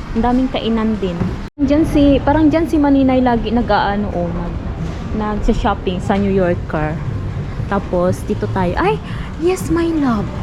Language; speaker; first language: Filipino; non-native, local second language; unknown